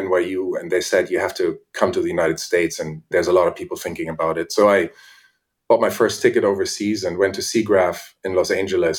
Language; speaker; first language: English; non-native, fluent; German